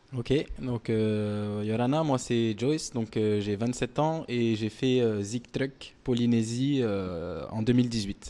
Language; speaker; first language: French; native; French